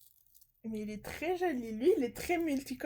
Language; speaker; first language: French; native; French